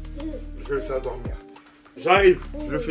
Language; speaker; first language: French; native; French